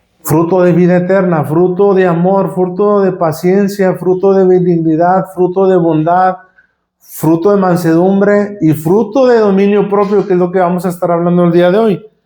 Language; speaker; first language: Spanish; native; Spanish